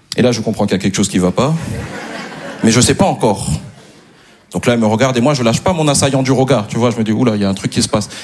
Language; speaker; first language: French; native; French